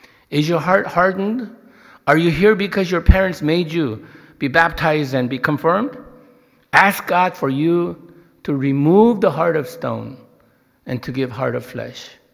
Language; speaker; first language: English; early bilingual, other home language; Korean